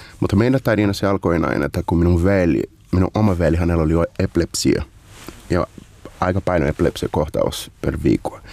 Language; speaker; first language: Finnish; non-native, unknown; Portuguese